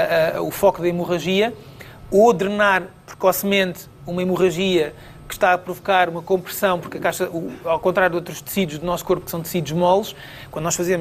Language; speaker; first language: Portuguese; native; Portuguese